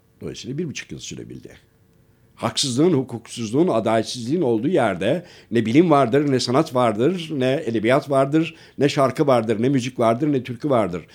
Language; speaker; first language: Turkish; native; Turkish